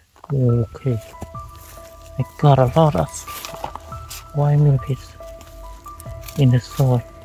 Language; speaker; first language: English; non-native, learner; Khmer